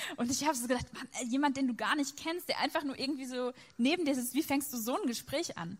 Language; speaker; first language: German; native; German